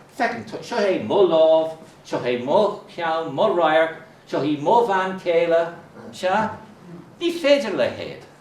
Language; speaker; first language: Irish; non-native, local second language; English